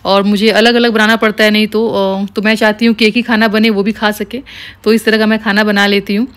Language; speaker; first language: Hindi; native; Hindi